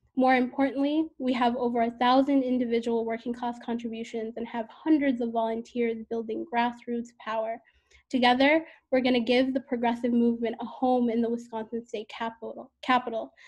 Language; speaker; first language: English; native; English